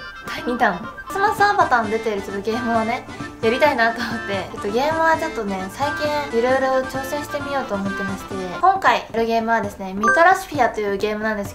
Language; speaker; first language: Japanese; native; Japanese